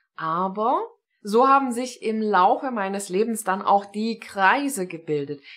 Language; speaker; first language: German; non-native, fluent; Estonian